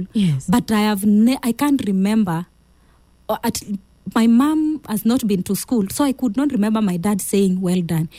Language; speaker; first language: English; non-native, local second language; Kamba